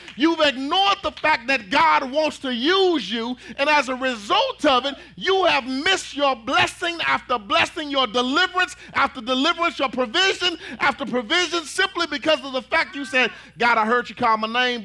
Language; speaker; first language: English; native; English